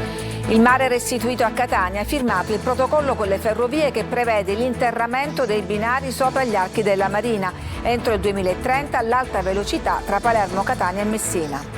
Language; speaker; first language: Italian; native; Italian